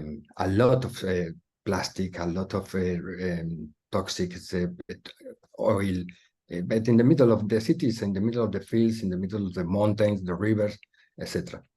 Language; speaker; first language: English; non-native, learner; Spanish